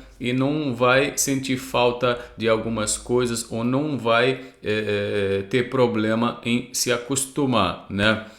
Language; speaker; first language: Portuguese; non-native, fluent; Arabic